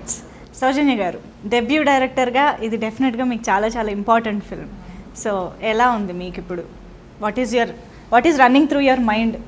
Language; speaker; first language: Telugu; native; Telugu